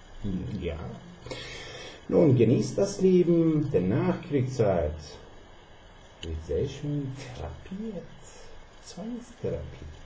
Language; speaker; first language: German; non-native, fluent; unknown